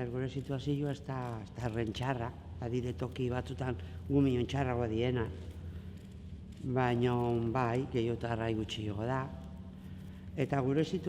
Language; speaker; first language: Basque; non-native, local second language; Spanish